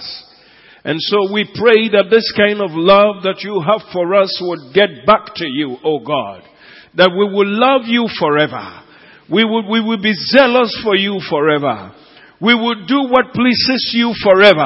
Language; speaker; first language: English; non-native, local second language; Igbo